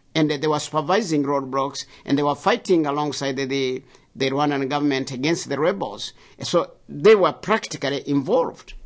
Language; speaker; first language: English; non-native, local second language; Kinyarwanda